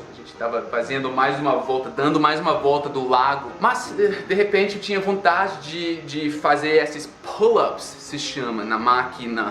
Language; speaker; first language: Portuguese; non-native, fluent; English